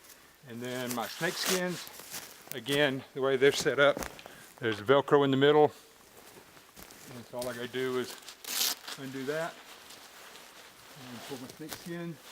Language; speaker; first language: English; native; English